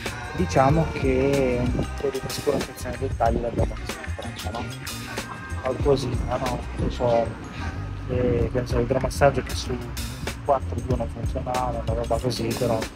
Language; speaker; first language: Italian; native; Italian